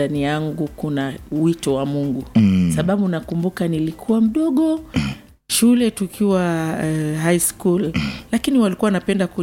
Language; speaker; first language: Swahili; native; Swahili